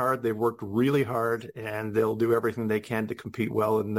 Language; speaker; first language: English; native; English